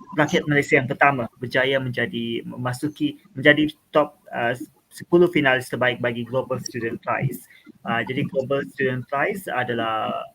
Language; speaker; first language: Malay; native; Malay